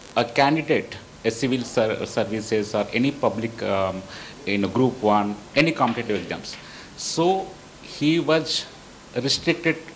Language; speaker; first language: English; non-native, local second language; Telugu